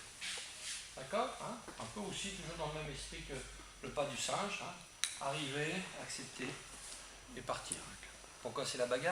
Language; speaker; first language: French; native; French